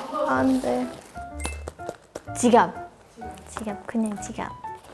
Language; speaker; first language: Korean; non-native, learner; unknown